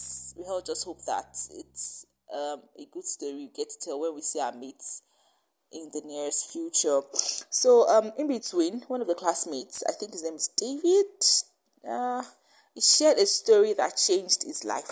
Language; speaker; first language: English; non-native, local second language; Yoruba